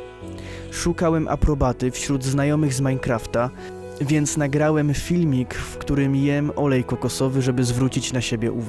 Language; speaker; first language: Polish; native; Polish